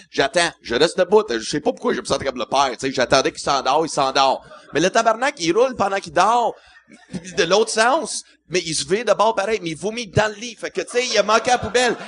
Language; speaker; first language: French; non-native, local second language; English